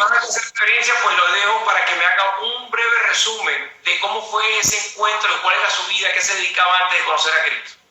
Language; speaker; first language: Spanish; native; Spanish